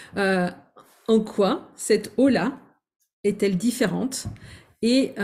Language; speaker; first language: French; native; French